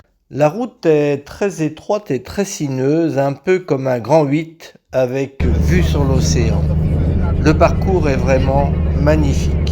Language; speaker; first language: French; native; French